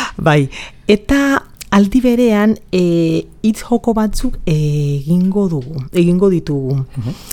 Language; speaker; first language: Basque; non-native, fluent; Spanish